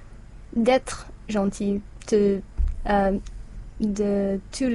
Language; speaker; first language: French; non-native, learner; English